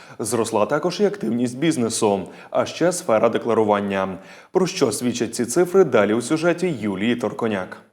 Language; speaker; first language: Ukrainian; native; Ukrainian